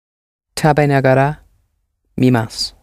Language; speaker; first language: Japanese; non-native, learner; English